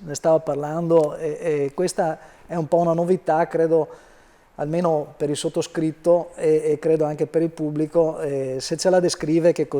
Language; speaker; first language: Italian; native; Italian